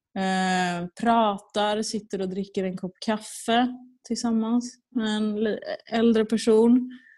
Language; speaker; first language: Swedish; early bilingual, other home language; Persian